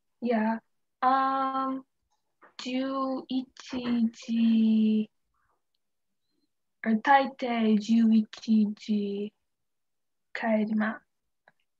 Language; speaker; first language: Japanese; non-native, learner; English